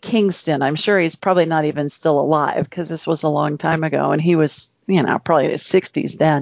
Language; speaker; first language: English; native; English